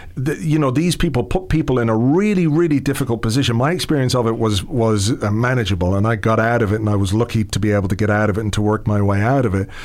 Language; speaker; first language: English; native; English